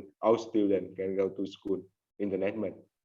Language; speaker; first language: English; non-native, learner; Vietnamese